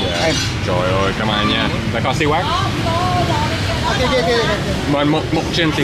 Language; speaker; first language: Vietnamese; non-native, learner; English